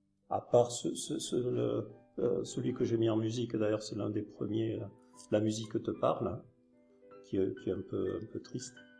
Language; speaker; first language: French; native; French